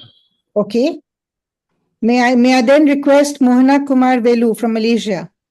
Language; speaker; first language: English; non-native, local second language; Hindi